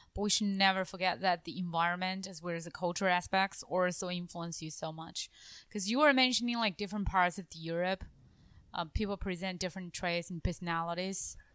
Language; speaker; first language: English; non-native, fluent; Chinese